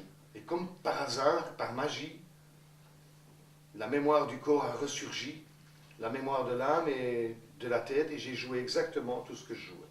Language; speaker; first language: French; native; French